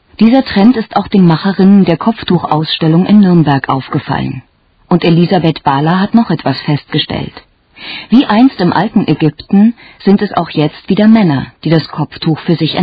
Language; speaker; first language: German; native; German